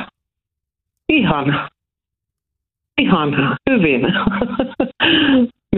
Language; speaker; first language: Finnish; non-native, local second language; Swedish